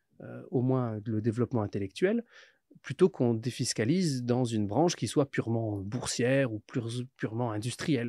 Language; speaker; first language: French; native; French